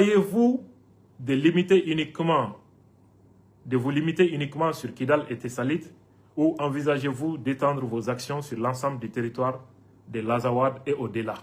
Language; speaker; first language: French; non-native, local second language; Bambara